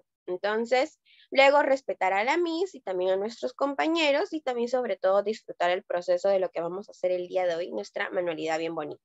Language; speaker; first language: Spanish; native; Spanish